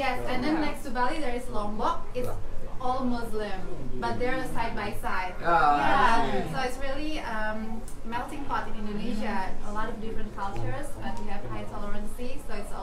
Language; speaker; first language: English; non-native, fluent; Indonesian